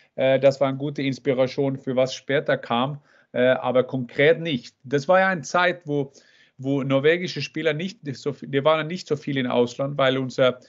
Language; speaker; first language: German; non-native, fluent; Norwegian